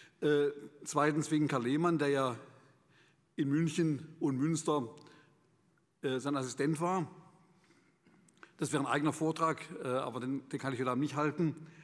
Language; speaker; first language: German; native; German